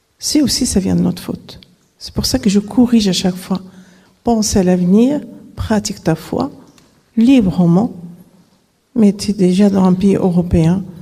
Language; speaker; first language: French; non-native, local second language; Arabic